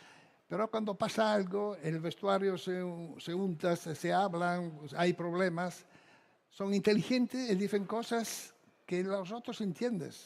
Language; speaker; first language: Spanish; non-native, fluent; Italian